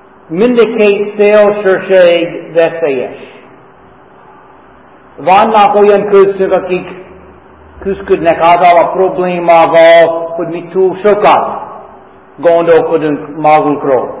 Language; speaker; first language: Hungarian; non-native, learner; English